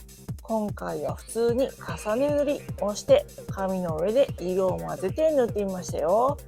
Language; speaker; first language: Japanese; native; Japanese